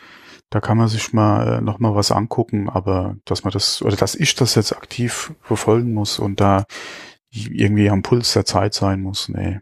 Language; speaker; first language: German; native; German